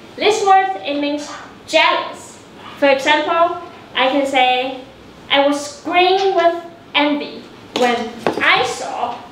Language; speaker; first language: English; non-native, fluent; Chinese